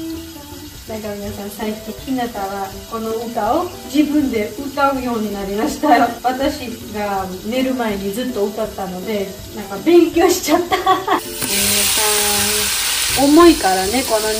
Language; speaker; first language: Japanese; non-native, learner; Georgian